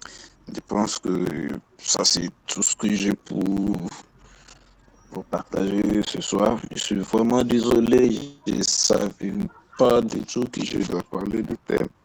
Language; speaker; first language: French; non-native, learner; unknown